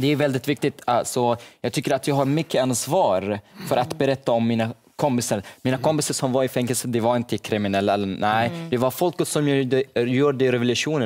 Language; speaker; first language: Swedish; non-native, learner; Arabic